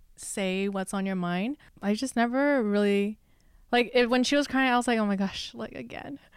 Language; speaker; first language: English; early bilingual, other home language; Chinese